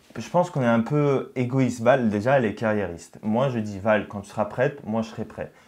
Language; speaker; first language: French; early bilingual, other home language; Russian